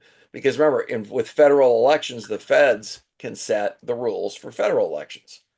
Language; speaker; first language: English; native; English